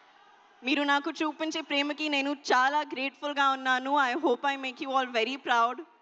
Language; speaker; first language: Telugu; non-native, learner; Hindi